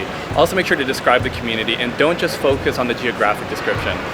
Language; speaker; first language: English; native; English